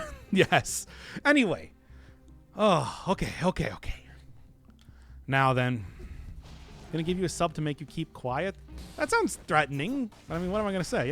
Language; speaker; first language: English; native; English